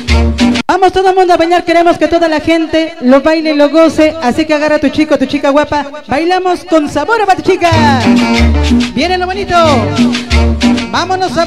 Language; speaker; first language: Spanish; native; Spanish